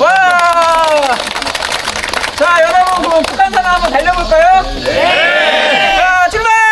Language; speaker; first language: Korean; native; Korean